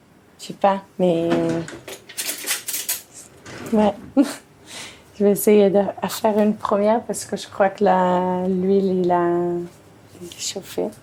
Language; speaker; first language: French; early bilingual, heritage; Hebrew